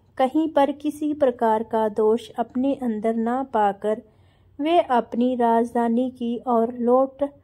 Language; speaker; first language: Hindi; non-native, local second language; Punjabi